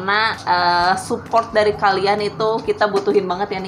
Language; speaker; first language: Indonesian; native; Indonesian